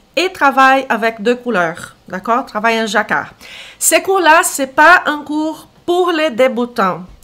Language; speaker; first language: French; non-native, fluent; Portuguese